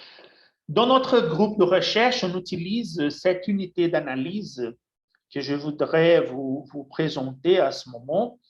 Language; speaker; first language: French; non-native, fluent; Portuguese